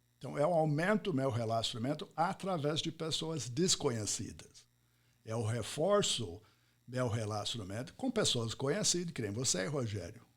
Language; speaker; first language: Portuguese; non-native, fluent; English